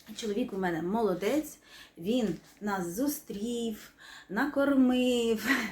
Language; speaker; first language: Ukrainian; non-native, local second language; Russian